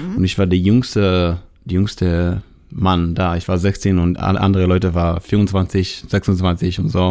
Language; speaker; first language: German; non-native, learner; Hebrew